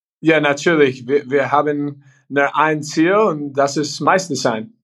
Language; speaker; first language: German; non-native, learner; English